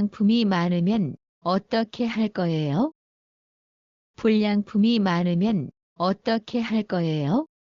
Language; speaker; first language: Korean; non-native, learner; Bangla